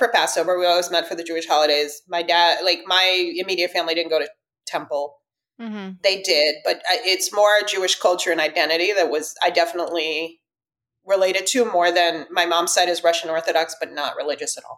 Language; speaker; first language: English; early bilingual, other home language; Russian